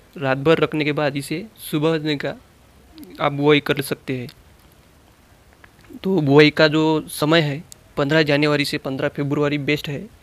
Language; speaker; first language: Hindi; non-native, local second language; Marathi